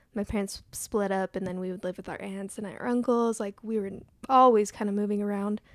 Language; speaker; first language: English; native; English